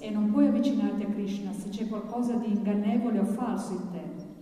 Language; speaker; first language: Italian; native; Italian